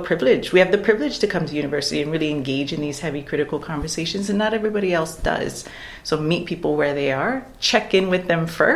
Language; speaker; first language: English; native; English